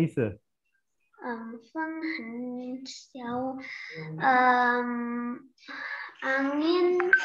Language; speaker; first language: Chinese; non-native, learner; Indonesian